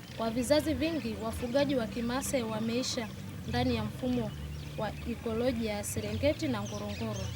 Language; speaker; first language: Swahili; non-native, local second language; Masai